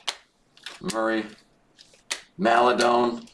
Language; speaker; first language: English; native; English